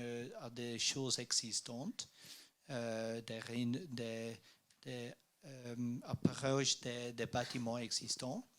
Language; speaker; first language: French; non-native, learner; Dutch